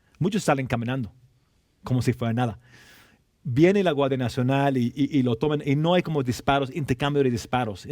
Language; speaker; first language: Spanish; non-native, fluent; English